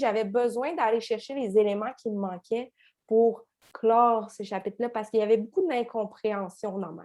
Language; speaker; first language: French; native; French